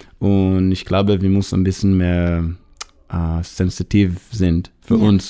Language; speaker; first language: German; non-native, learner; Hebrew